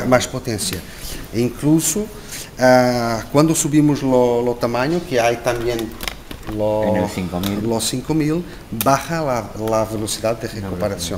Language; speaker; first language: Spanish; non-native, learner; Portuguese